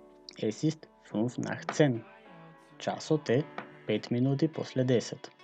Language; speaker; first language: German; non-native, fluent; Macedonian